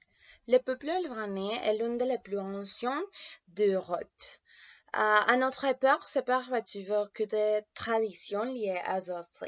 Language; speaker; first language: French; non-native, learner; Spanish